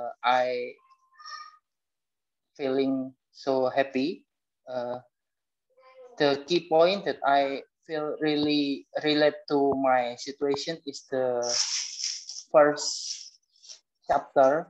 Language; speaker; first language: English; non-native, learner; Indonesian